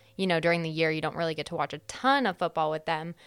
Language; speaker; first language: English; native; English